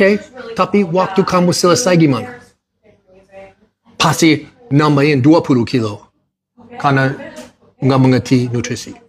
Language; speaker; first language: Indonesian; non-native, learner; English